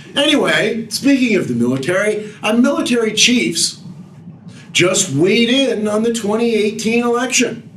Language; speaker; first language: English; native; English